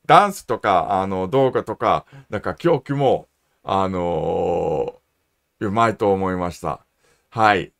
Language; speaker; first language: Japanese; non-native, learner; English